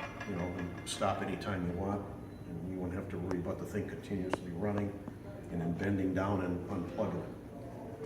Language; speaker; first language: English; native; English